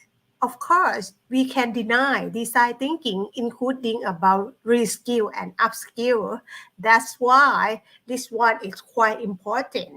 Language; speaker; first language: English; non-native, learner; Thai